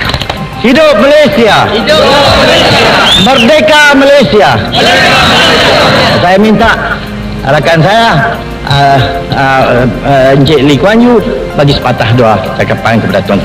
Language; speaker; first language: Malay; native; Malay